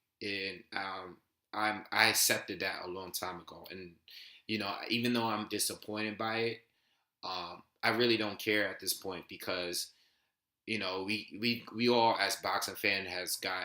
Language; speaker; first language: English; native; English